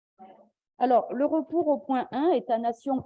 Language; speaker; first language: French; native; French